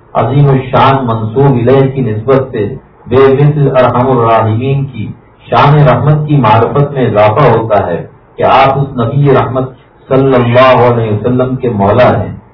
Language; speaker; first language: Urdu; native; Urdu